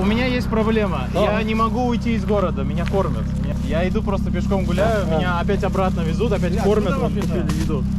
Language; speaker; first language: Russian; native; Russian